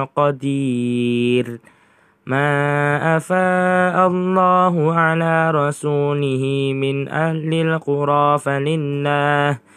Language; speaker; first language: Arabic; non-native, learner; Indonesian